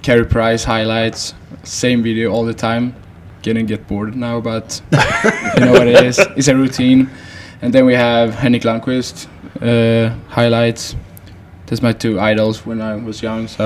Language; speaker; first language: English; non-native, fluent; Swedish